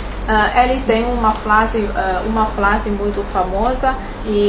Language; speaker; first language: Portuguese; non-native, fluent; Chinese